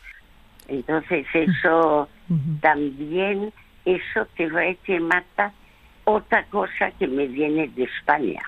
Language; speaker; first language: Spanish; early bilingual, other home language; French